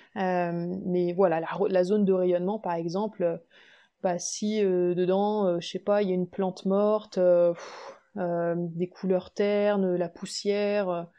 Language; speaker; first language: French; native; French